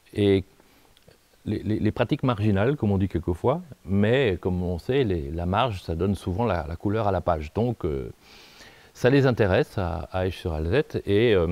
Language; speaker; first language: French; native; French